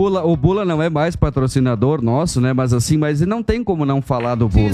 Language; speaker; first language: Portuguese; native; Portuguese